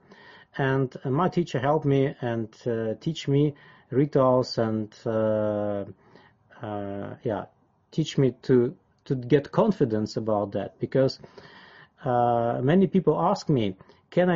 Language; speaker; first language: English; non-native, fluent; Russian